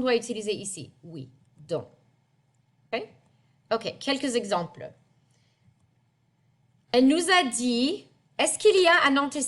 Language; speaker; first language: French; non-native, fluent; English